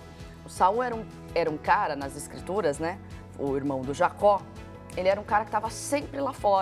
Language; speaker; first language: Portuguese; native; Portuguese